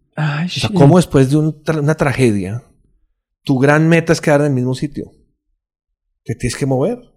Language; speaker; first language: Spanish; native; Spanish